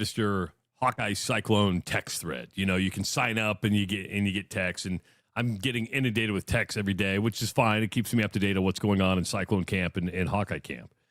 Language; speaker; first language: English; native; English